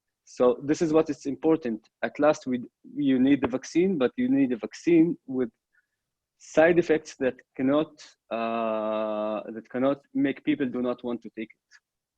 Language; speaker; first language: English; non-native, fluent; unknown